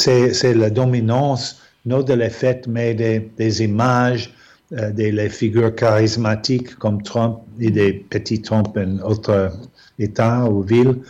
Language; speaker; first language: French; non-native, fluent; English